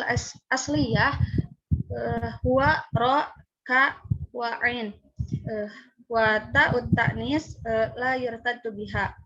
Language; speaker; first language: Arabic; non-native, learner; Indonesian